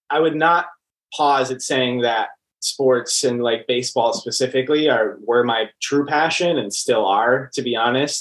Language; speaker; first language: English; native; English